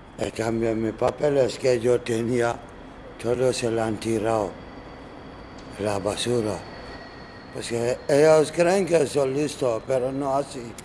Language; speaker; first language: Spanish; non-native, learner; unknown